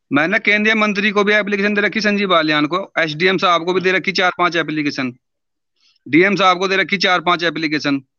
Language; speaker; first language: Hindi; native; Hindi